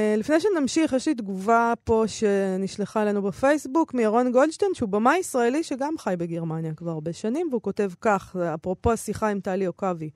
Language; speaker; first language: Hebrew; native; Hebrew